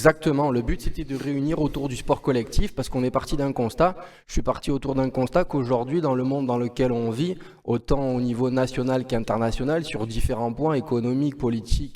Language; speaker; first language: French; native; French